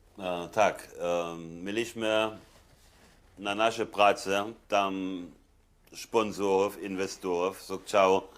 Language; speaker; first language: Polish; non-native, fluent; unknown